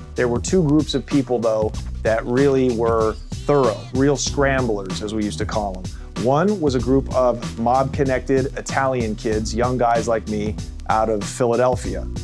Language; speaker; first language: English; native; English